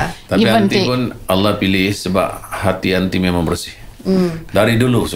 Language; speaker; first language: Malay; native; Malay